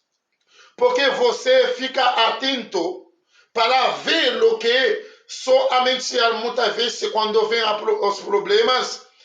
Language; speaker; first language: Portuguese; non-native, learner; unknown